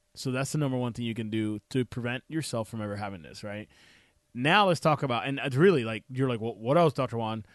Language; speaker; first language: English; non-native, fluent; Spanish